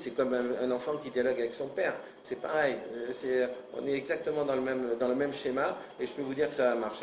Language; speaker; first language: French; native; French